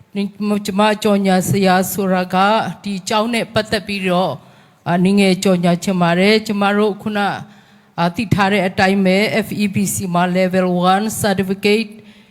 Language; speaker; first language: Burmese; non-native, local second language; Tedim Chin